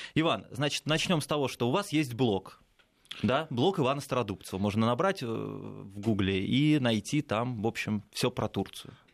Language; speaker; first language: Russian; native; Russian